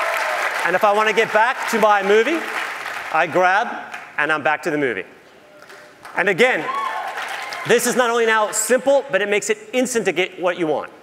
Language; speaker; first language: English; native; English